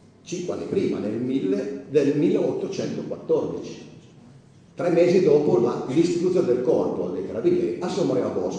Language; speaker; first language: Italian; native; Italian